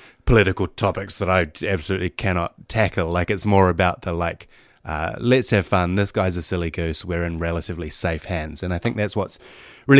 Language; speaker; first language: English; native; English